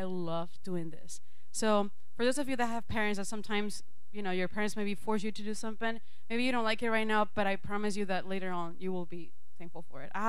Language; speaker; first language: English; non-native, fluent; Spanish